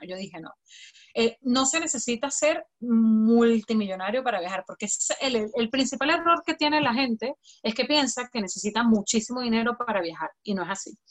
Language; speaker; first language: Spanish; native; Spanish